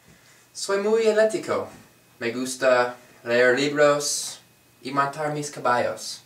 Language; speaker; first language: Spanish; non-native, learner; English